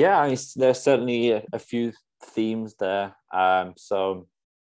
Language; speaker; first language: English; non-native, fluent; Polish